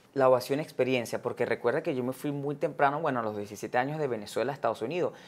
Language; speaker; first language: Spanish; native; Spanish